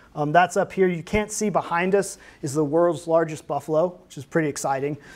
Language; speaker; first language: English; native; English